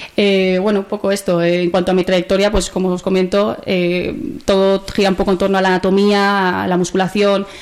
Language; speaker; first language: Spanish; native; Spanish